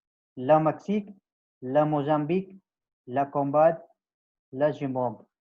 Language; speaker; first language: French; non-native, learner; Hindi